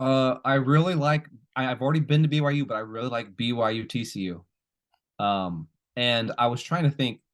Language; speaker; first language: English; native; English